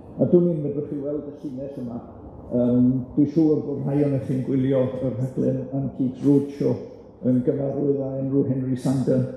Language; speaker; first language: Welsh; native; Welsh